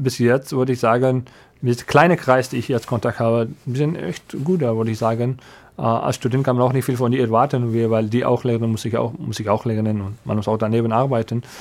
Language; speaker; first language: German; non-native, fluent; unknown